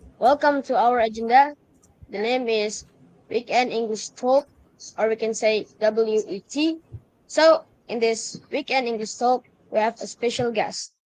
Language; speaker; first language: English; non-native, learner; Indonesian